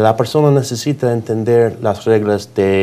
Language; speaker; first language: Spanish; non-native, learner; English